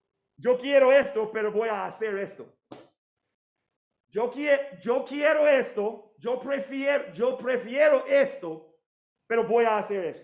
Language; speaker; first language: Spanish; non-native, fluent; English